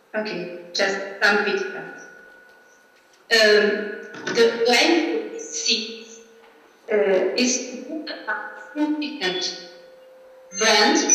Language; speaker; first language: English; non-native, learner; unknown